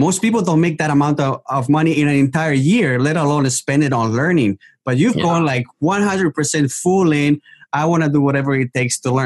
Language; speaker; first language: English; non-native, fluent; Spanish